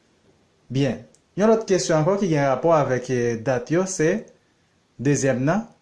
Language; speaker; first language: French; non-native, learner; Haitian Creole